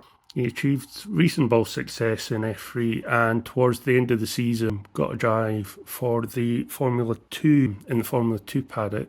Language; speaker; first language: English; native; English